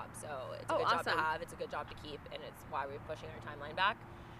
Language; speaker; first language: English; native; English